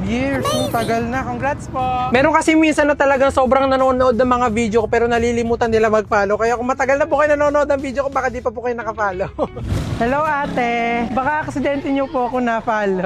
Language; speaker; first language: Filipino; native; Filipino